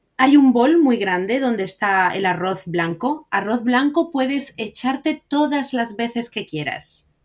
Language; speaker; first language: Spanish; native; Spanish